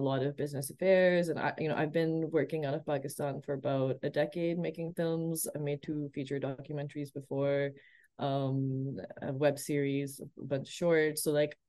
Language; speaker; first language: English; non-native, local second language; Urdu